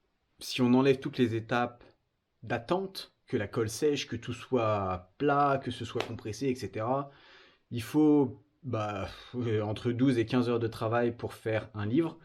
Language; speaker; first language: French; native; French